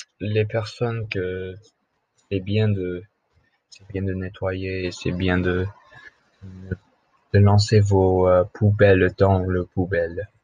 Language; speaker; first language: French; non-native, learner; English